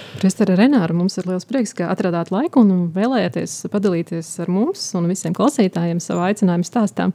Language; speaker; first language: Latvian; native; Latvian